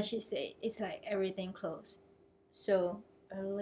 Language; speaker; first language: English; non-native, local second language; Chinese